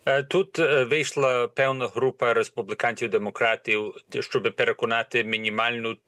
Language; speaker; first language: Ukrainian; early bilingual, heritage; Ukrainian